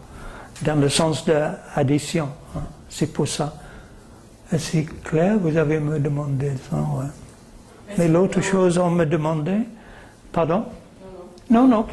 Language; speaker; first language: French; non-native, learner; English